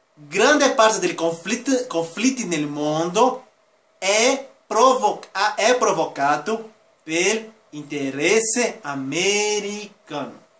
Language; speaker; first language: Italian; non-native, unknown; Spanish